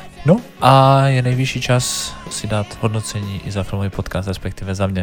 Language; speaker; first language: Czech; native; Czech